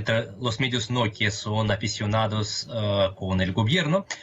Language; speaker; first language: Spanish; non-native, fluent; Russian